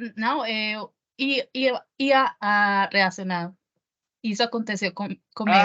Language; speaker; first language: Portuguese; non-native, learner; Spanish